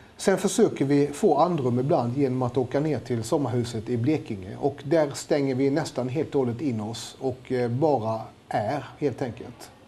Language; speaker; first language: Swedish; native; Swedish